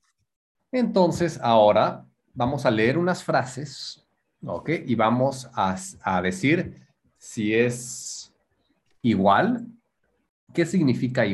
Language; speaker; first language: Spanish; non-native, fluent; English